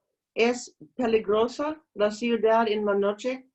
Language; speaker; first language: Spanish; non-native, learner; English